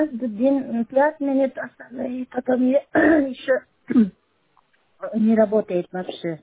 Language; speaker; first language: Russian; non-native, learner; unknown